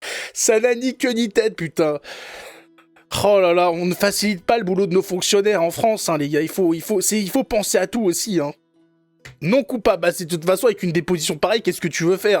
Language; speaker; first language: French; native; French